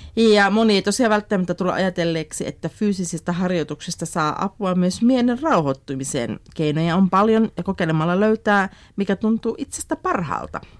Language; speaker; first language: Finnish; native; Finnish